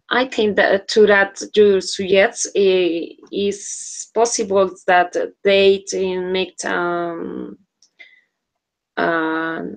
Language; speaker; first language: English; non-native, learner; Spanish